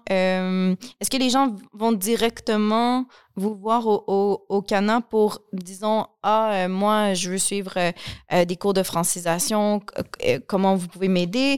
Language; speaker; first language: French; native; French